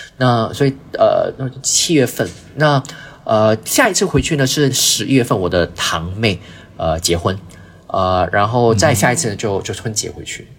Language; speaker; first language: Chinese; early bilingual, heritage; Chinese